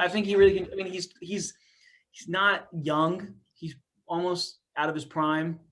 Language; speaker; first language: English; native; English